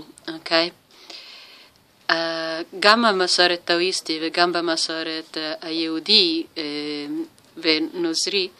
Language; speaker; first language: Hebrew; non-native, learner; Italian